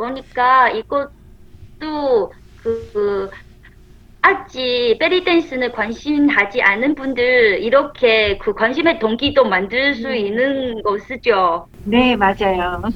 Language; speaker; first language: Korean; non-native, fluent; Chinese